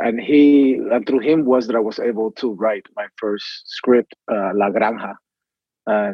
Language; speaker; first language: English; non-native, fluent; Spanish